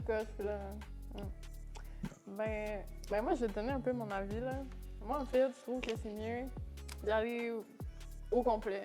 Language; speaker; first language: French; native; French